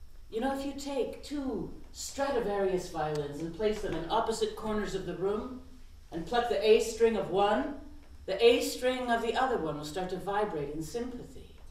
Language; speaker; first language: English; native; English